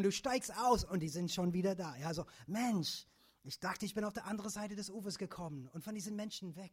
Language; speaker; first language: German; non-native, fluent; English